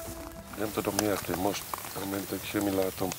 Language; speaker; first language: Hungarian; non-native, learner; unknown